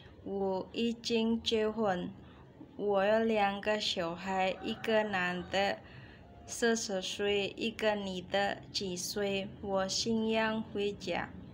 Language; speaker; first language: Chinese; non-native, learner; Indonesian